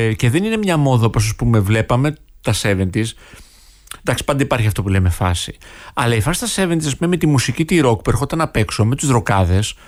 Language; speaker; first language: Greek; native; Greek